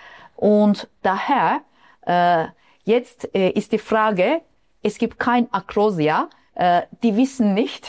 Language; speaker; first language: German; non-native, fluent; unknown